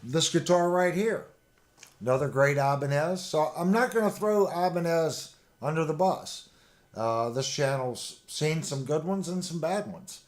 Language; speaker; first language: English; native; English